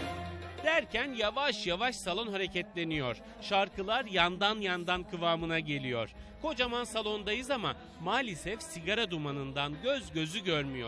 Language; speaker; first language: Turkish; native; Turkish